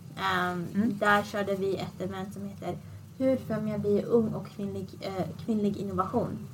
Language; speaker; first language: Swedish; early bilingual, other home language; Assyrian Neo-Aramaic